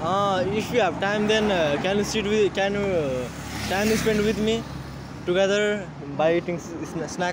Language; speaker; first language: English; non-native, learner; Nepali